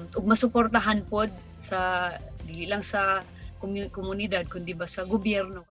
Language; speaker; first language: Cebuano; non-native, local second language; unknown